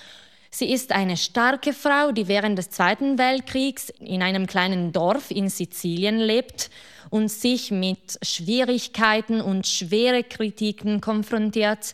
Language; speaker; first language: German; non-native, fluent; Italian